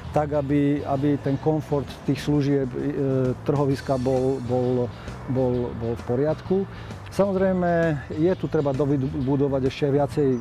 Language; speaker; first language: Slovak; native; Slovak